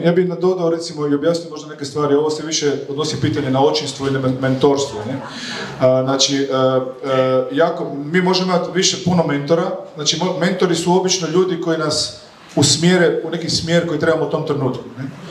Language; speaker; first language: Croatian; native; Croatian